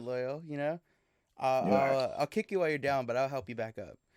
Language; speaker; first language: English; native; English